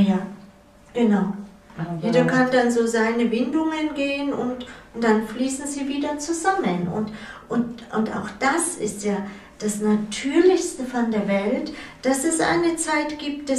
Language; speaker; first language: German; native; German